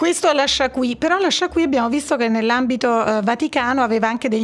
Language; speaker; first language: Italian; native; Italian